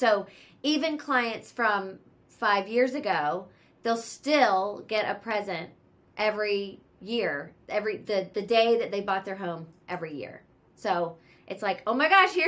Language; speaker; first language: English; native; English